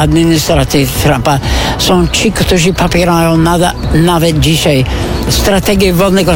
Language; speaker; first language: Polish; non-native, fluent; English